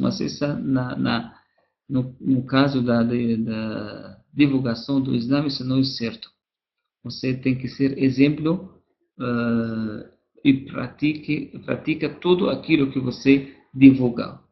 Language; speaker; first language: Portuguese; non-native, fluent; Arabic